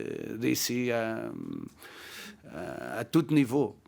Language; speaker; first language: French; non-native, learner; Portuguese